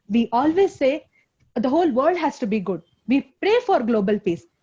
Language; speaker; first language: English; non-native, local second language; Kannada